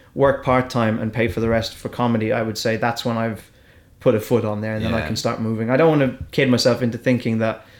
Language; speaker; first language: English; native; English